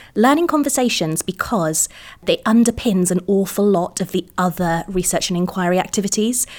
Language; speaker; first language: English; native; English